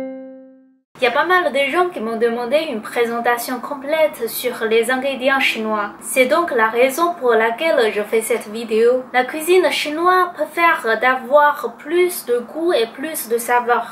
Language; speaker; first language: French; non-native, fluent; Chinese